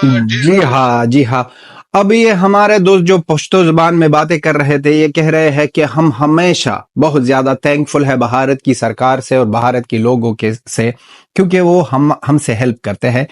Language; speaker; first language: Hindi; non-native, fluent; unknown